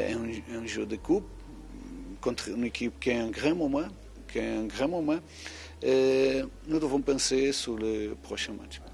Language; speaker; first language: French; non-native, fluent; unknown